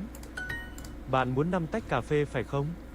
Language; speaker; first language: Vietnamese; non-native, learner; English